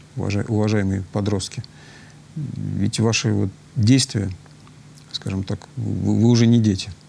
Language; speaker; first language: Russian; native; Russian